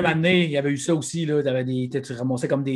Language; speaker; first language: French; native; French